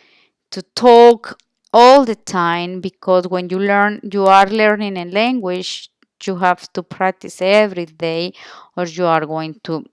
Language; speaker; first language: English; non-native, learner; Spanish